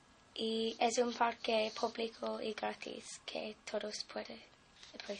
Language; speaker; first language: Spanish; non-native, fluent; English